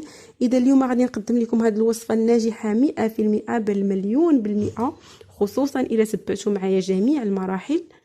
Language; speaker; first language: Arabic; native; Arabic